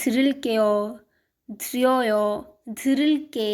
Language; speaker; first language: Korean; non-native, learner; Hindi